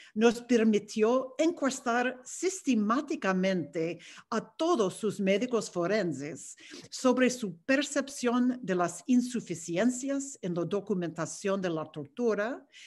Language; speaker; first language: Spanish; non-native, fluent; English